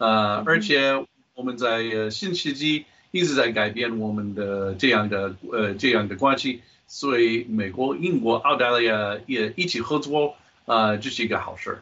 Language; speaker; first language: Chinese; non-native, fluent; English